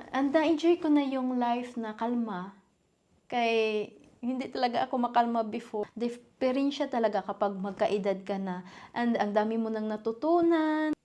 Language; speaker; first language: Filipino; non-native, local second language; Cebuano